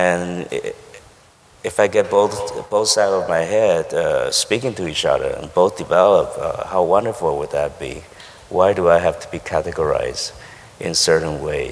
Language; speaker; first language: English; non-native, fluent; Chinese